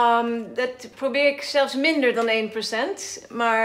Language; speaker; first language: Dutch; non-native, fluent; English